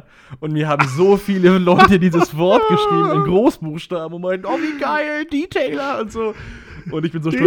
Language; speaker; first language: German; native; German